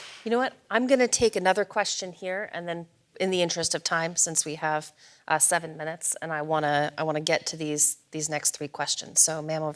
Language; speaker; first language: English; native; English